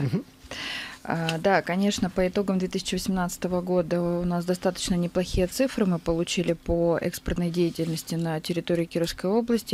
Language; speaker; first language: Russian; native; Russian